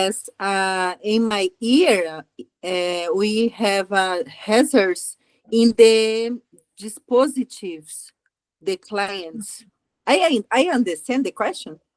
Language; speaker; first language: English; non-native, learner; Portuguese